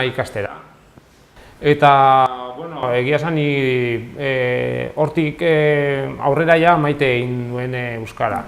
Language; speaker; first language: Basque; non-native, local second language; Spanish